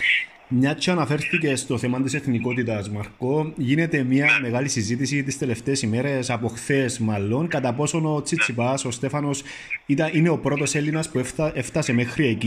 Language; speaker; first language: Greek; native; Greek